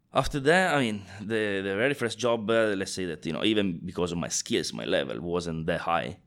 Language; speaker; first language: English; non-native, fluent; Italian